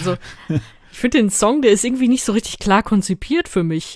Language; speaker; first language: German; native; German